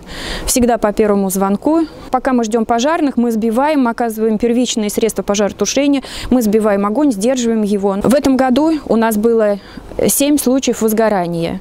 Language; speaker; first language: Russian; native; Russian